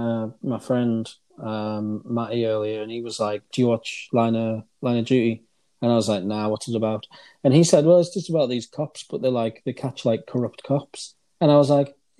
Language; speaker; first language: English; native; English